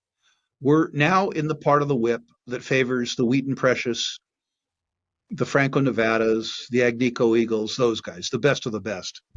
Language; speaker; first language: English; native; English